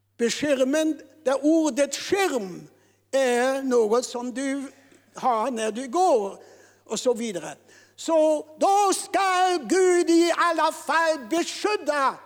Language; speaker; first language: Swedish; non-native, fluent; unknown